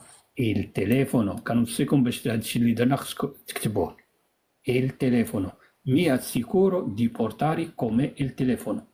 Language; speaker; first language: Italian; non-native, fluent; Arabic